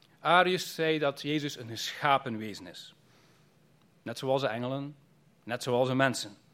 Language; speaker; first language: Dutch; native; Dutch